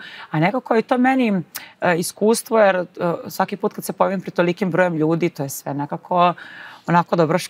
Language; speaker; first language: Serbian; native; Serbian